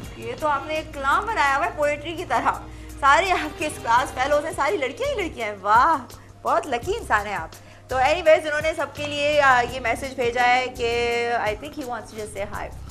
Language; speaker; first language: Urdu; native; Urdu